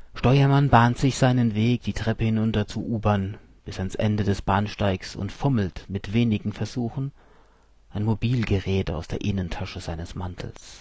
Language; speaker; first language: German; native; German